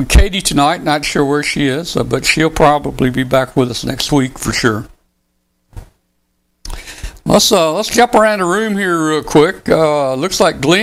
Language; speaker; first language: English; native; English